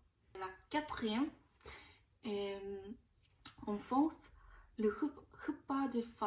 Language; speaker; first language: French; non-native, learner; Korean